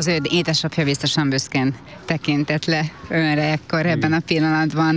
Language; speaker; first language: Hungarian; native; Hungarian